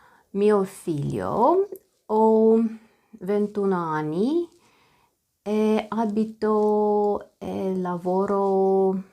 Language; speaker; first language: Italian; non-native, learner; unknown